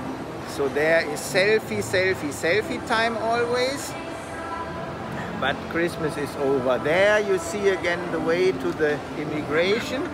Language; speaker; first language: English; non-native, fluent; German